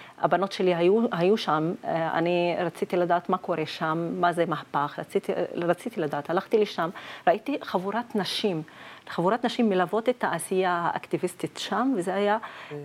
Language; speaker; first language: Hebrew; non-native, local second language; Arabic